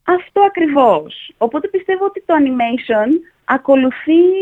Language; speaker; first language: Greek; native; Greek